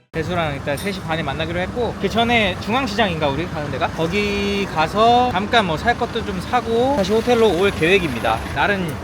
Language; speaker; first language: Korean; native; Korean